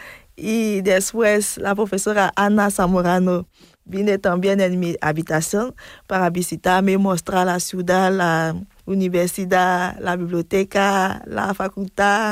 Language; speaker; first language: Spanish; non-native, fluent; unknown